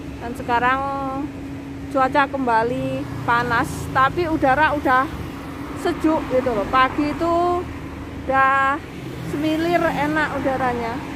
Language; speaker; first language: Indonesian; non-native, local second language; Javanese